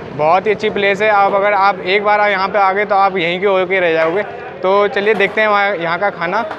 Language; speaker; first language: Hindi; native; Hindi